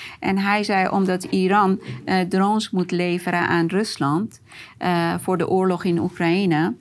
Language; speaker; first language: Dutch; non-native, fluent; Persian